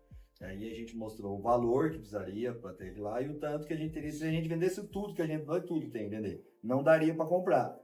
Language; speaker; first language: Portuguese; native; Portuguese